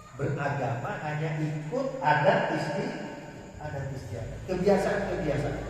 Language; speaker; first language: Indonesian; non-native, local second language; Madurese